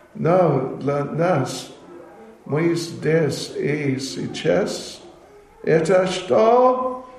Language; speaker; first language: Russian; non-native, learner; English